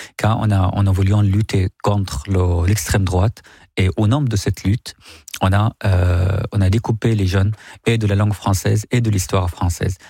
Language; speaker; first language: French; non-native, fluent; Arabic